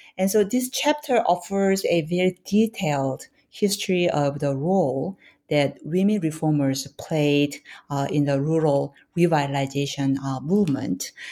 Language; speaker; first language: English; non-native, fluent; Korean